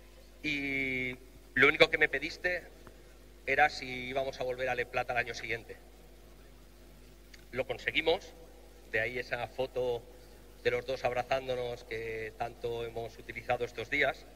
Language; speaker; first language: Spanish; native; Spanish